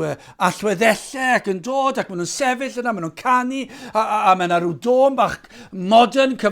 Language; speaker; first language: Welsh; native; Welsh